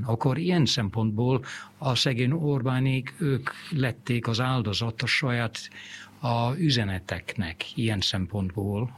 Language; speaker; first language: Hungarian; non-native, fluent; English